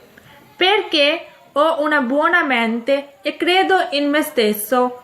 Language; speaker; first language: Italian; non-native, fluent; Urdu